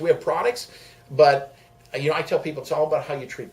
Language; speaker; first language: English; native; English